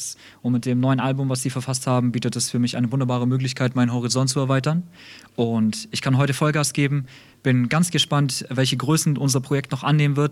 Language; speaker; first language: German; early bilingual, other home language; Russian